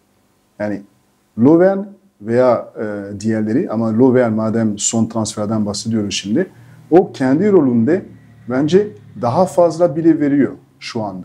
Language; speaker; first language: Turkish; non-native, fluent; French